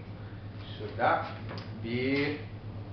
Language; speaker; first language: Turkish; non-native, learner; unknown